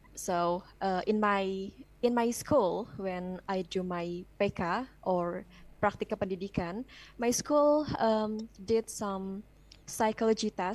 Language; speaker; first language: English; non-native, fluent; Indonesian